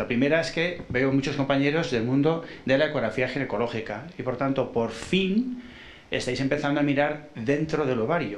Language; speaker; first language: Spanish; native; Spanish